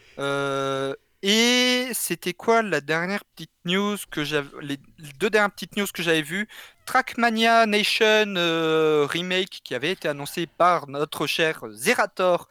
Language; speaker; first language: French; native; French